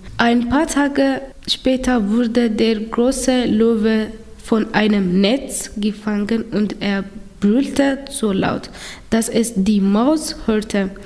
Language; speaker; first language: German; non-native, learner; Tigrinya